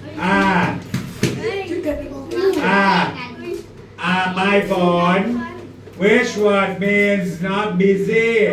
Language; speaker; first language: English; non-native, fluent; Thai